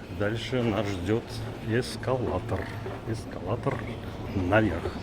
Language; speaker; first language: Russian; native; Russian